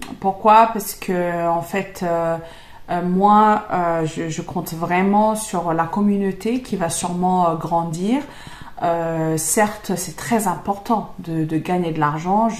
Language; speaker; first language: French; non-native, fluent; English